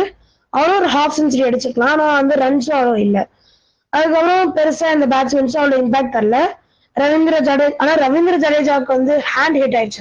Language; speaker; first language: Tamil; native; Tamil